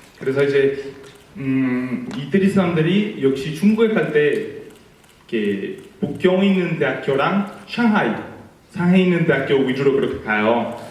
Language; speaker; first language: Korean; non-native, fluent; Italian